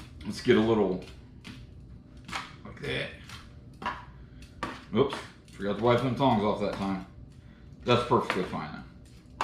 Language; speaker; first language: English; native; English